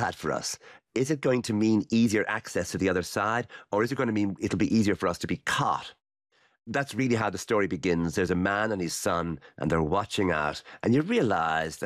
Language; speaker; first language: English; native; English